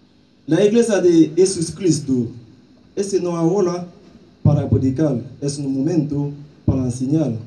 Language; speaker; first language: Spanish; non-native, learner; Haitian Creole